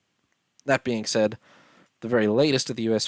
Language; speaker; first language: English; native; English